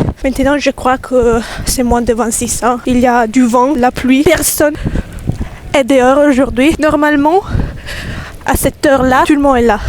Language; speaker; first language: French; non-native, fluent; Italian